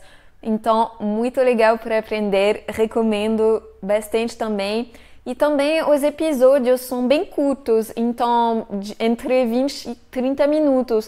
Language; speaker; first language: Portuguese; non-native, fluent; French